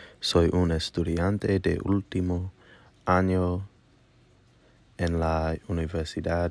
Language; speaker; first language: Spanish; non-native, learner; English